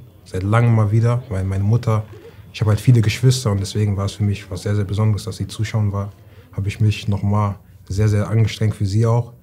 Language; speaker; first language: German; native; German